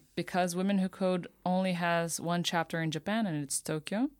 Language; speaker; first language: English; non-native, fluent; Portuguese